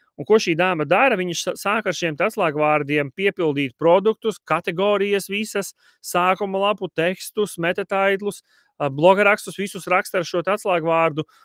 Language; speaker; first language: Latvian; native; Latvian